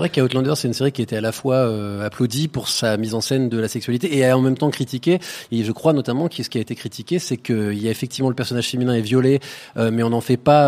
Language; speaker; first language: French; native; French